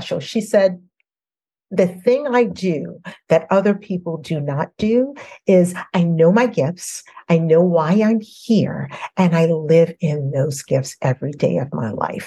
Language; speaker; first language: English; native; English